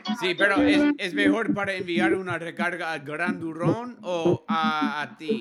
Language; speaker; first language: Spanish; non-native, learner; English